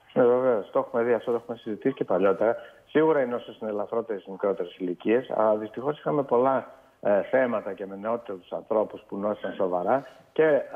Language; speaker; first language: Greek; native; Greek